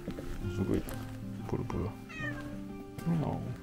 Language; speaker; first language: Japanese; non-native, learner; French